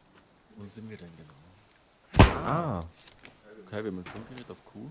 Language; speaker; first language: German; native; German